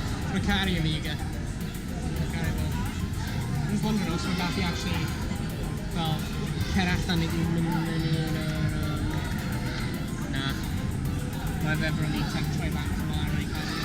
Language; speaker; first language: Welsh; non-native, local second language; English